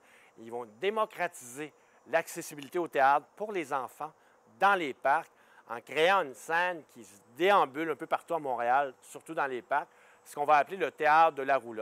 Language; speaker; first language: French; native; French